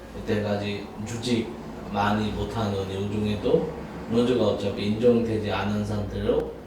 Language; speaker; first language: Korean; non-native, fluent; Bangla